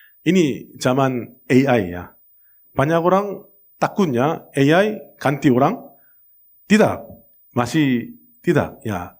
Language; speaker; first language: Indonesian; non-native, fluent; Korean